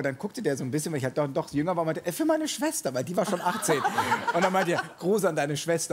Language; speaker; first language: German; native; German